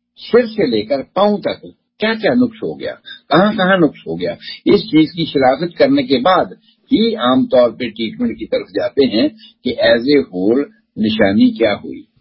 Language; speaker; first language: Hindi; non-native, local second language; Punjabi